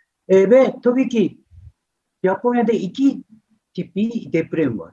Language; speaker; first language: Turkish; non-native, fluent; Japanese